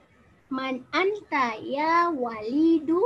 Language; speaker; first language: Arabic; non-native, learner; Indonesian